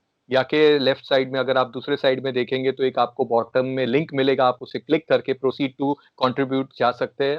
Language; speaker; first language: Hindi; native; Hindi